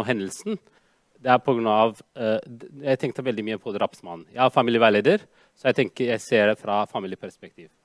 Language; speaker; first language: Norwegian; non-native, fluent; Amharic